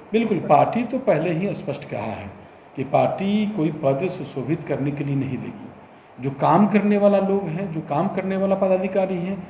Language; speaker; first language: Hindi; native; Hindi